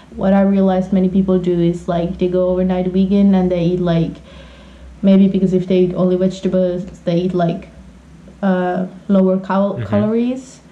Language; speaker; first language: English; non-native, fluent; Finnish